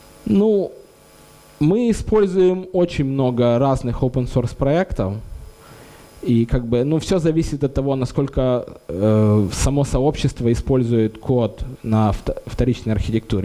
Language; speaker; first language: Russian; native; Russian